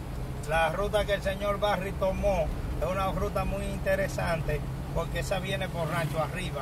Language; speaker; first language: Spanish; native; Spanish